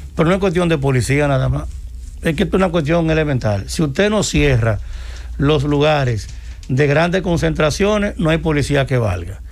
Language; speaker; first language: Spanish; native; Spanish